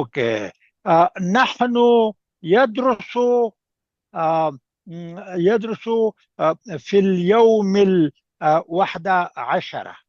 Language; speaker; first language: Arabic; non-native, learner; Urdu